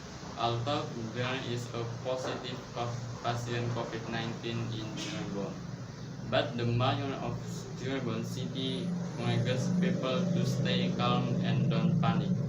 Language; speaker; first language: English; non-native, learner; Indonesian